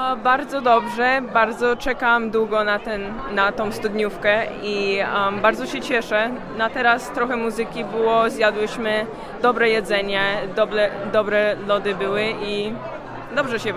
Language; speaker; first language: Polish; early bilingual, heritage; Polish